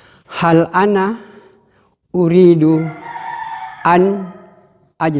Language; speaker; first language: Arabic; non-native, fluent; Indonesian